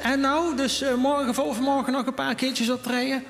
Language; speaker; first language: Dutch; native; Dutch